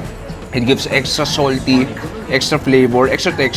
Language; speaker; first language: English; non-native, local second language; Filipino